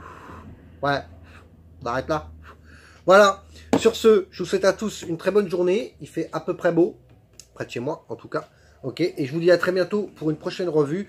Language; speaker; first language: French; native; French